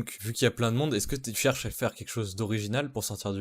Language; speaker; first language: French; native; French